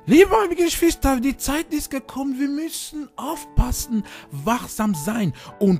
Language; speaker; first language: German; non-native, fluent; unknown